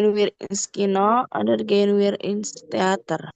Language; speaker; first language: German; non-native, learner; Indonesian